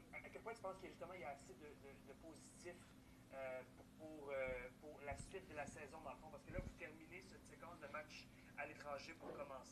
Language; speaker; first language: French; native; French